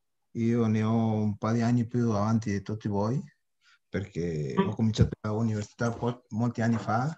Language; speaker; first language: Italian; early bilingual, heritage; Spanish